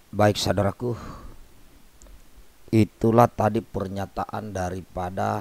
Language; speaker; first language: Indonesian; native; Indonesian